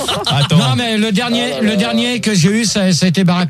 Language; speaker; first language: French; native; French